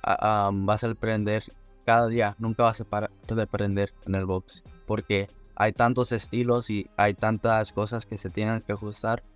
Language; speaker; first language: Spanish; early bilingual, heritage; Spanish